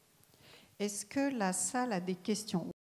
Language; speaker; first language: French; native; French